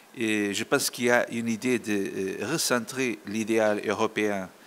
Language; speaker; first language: French; non-native, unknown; Portuguese